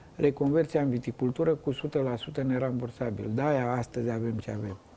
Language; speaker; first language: Romanian; native; Romanian